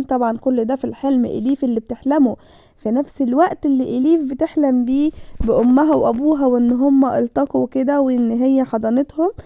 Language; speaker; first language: Arabic; native; Arabic